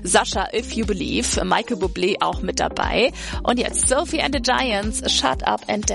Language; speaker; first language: German; native; German